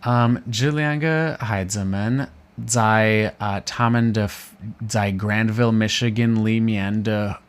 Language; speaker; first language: Chinese; non-native, learner; English